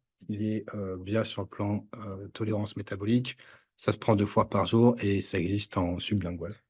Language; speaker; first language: French; native; French